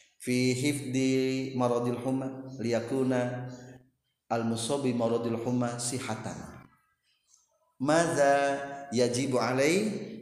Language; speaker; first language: Arabic; non-native, fluent; Indonesian